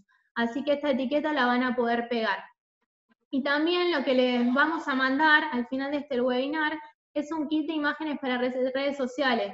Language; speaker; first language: Spanish; native; Spanish